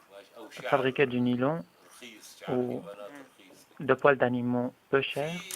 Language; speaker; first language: French; non-native, fluent; Arabic